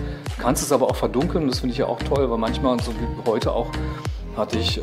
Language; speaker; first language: German; native; German